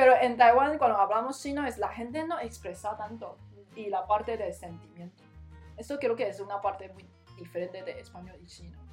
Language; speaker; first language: Spanish; non-native, learner; Chinese